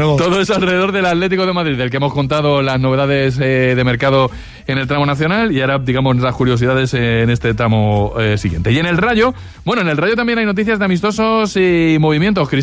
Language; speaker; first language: Spanish; native; Spanish